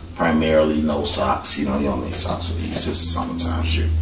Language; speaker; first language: English; native; English